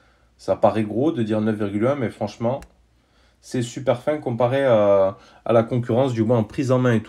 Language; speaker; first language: French; native; French